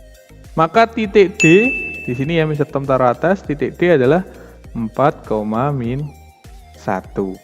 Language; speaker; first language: Indonesian; native; Indonesian